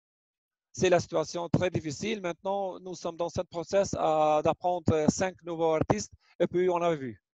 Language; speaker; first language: French; non-native, learner; Albanian